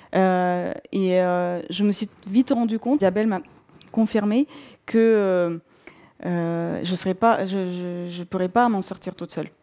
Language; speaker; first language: French; non-native, fluent; Russian